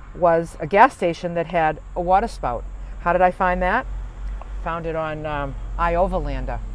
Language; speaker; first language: English; native; English